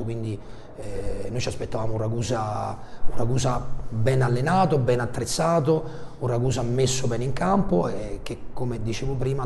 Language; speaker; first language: Italian; native; Italian